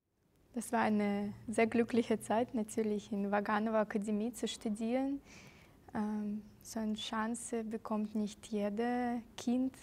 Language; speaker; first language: German; non-native, fluent; Russian